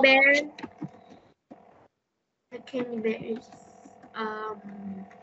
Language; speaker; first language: English; non-native, learner; Vietnamese